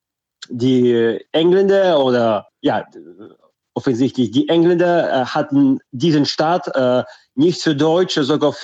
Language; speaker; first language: German; non-native, fluent; Russian